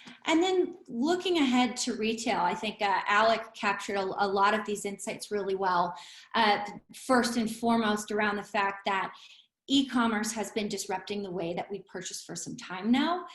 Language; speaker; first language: English; native; English